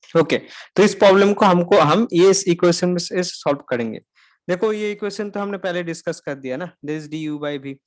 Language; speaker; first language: Hindi; non-native, local second language; Bangla